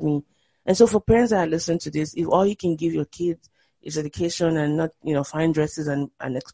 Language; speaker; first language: English; non-native, local second language; Yoruba